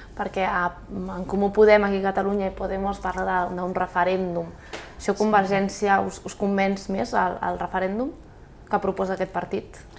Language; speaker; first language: Catalan; native; Catalan